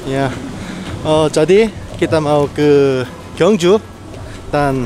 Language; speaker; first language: Indonesian; non-native, learner; Korean